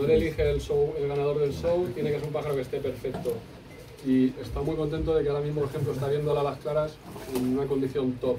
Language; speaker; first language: Spanish; native; Spanish